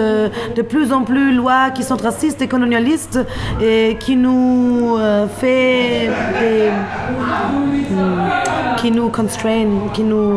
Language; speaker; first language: French; non-native, fluent; Turkish